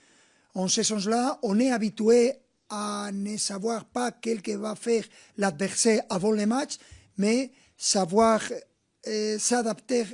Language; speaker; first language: French; non-native, fluent; Spanish